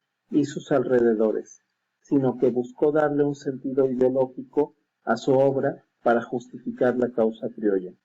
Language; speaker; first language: Spanish; native; Spanish